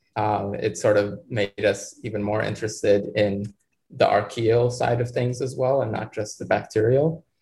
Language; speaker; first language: English; non-native, fluent; Arabic